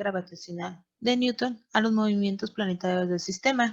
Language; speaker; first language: Spanish; native; Spanish